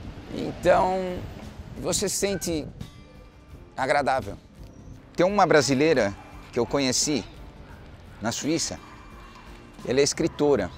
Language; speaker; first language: Portuguese; non-native, fluent; Spanish